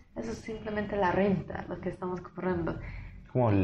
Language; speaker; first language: Spanish; non-native, fluent; English